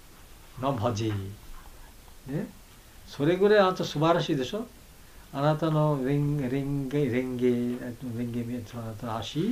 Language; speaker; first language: Japanese; non-native, learner; Bangla